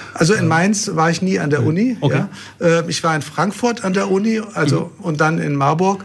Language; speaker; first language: German; native; German